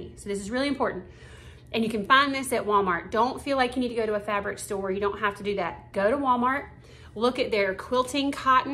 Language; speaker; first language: English; native; English